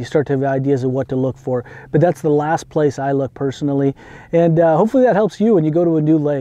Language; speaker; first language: English; native; English